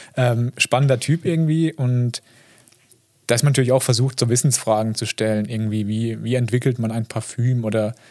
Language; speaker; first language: German; native; German